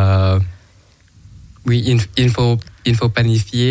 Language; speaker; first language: French; non-native, learner; Thai